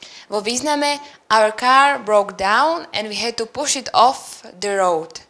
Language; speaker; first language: English; non-native, fluent; Slovak